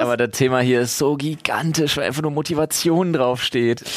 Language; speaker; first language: German; native; German